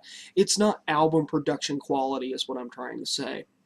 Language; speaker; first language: English; native; English